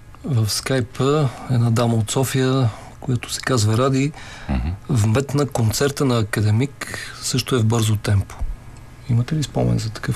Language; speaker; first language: Bulgarian; native; Bulgarian